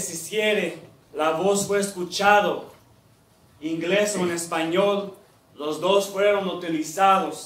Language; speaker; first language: Spanish; early bilingual, heritage; Spanish